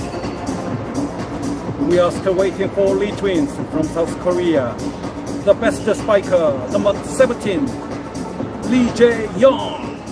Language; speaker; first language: English; non-native, learner; Korean